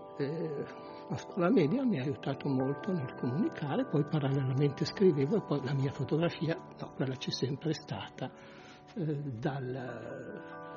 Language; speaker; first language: Italian; native; Italian